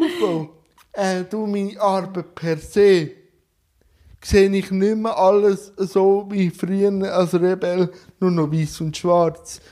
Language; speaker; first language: German; native; German